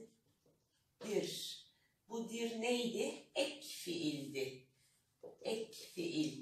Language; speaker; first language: Turkish; non-native, fluent; Arabic